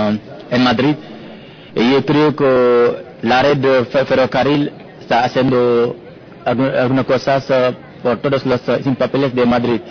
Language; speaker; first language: Spanish; non-native, fluent; Wolof